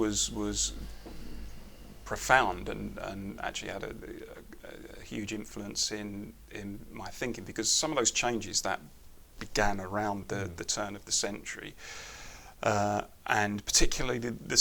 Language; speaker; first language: English; native; English